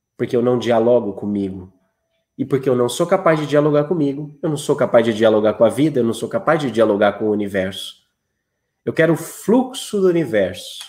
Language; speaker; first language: Portuguese; native; Portuguese